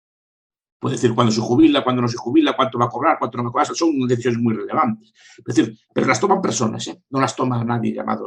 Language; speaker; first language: Spanish; native; Spanish